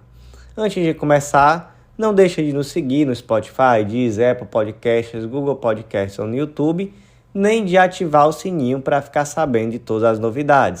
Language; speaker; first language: Portuguese; native; Portuguese